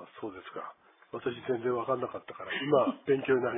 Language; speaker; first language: Japanese; native; Japanese